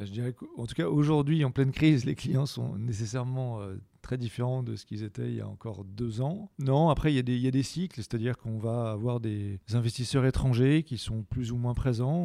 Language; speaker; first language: French; native; French